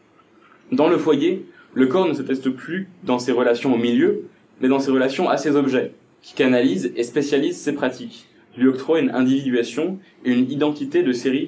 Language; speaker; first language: French; native; French